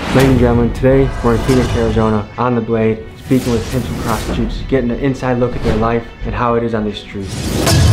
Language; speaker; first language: English; native; English